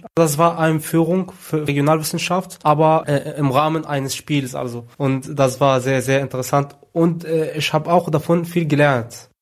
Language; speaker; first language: German; non-native, fluent; Arabic